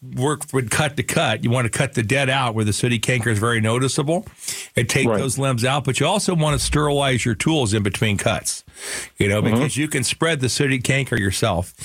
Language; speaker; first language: English; native; English